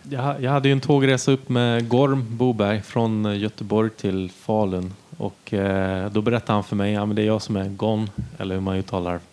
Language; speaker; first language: Swedish; native; Swedish